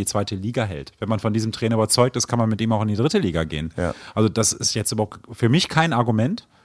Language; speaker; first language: German; native; German